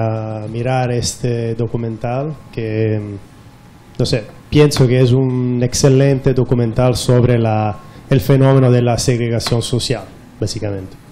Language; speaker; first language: Spanish; non-native, fluent; Italian